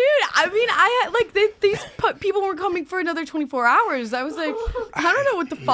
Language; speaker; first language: English; native; English